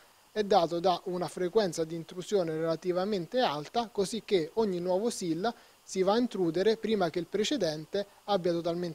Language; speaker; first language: Italian; native; Italian